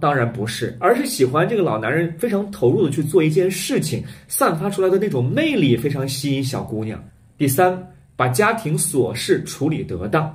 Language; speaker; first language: Chinese; native; Chinese